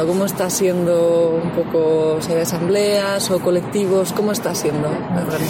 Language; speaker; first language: Spanish; native; Spanish